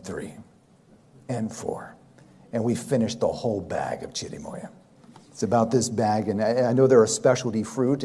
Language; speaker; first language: English; native; English